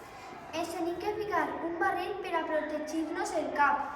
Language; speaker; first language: Catalan; non-native, local second language; Spanish